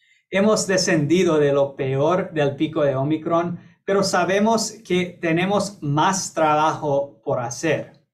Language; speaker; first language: Spanish; non-native, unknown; English